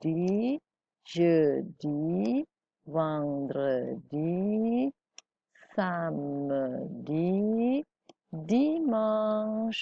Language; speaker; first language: French; non-native, fluent; Indonesian